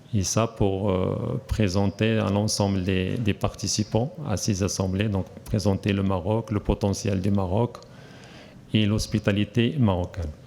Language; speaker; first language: French; non-native, local second language; Arabic